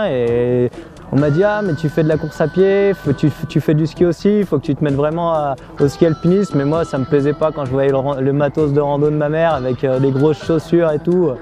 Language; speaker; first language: French; native; French